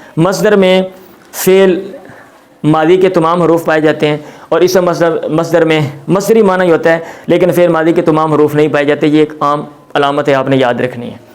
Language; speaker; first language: Urdu; non-native, local second language; Punjabi